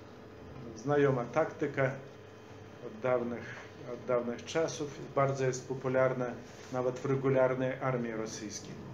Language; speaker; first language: Polish; non-native, fluent; Belarusian